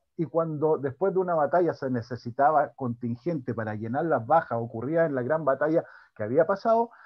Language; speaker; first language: Spanish; native; Spanish